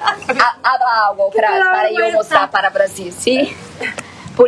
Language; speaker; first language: Spanish; non-native, learner; Portuguese